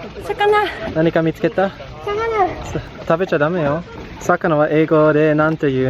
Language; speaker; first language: Japanese; non-native, fluent; English